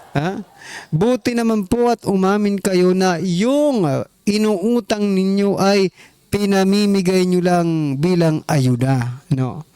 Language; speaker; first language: Filipino; non-native, local second language; Waray